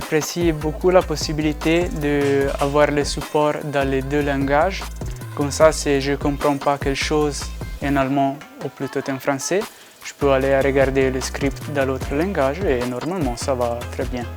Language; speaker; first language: French; non-native, local second language; Italian